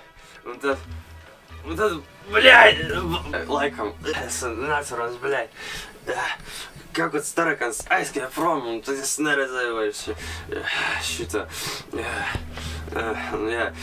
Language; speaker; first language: Latvian; non-native, local second language; Russian